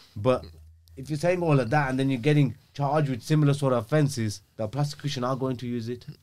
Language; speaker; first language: English; native; English